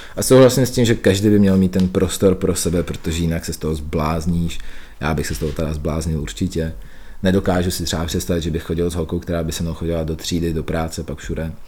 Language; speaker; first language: Czech; early bilingual, other home language; Russian